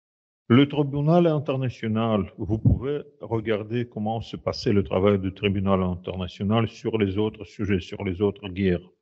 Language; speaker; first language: French; non-native, fluent; Russian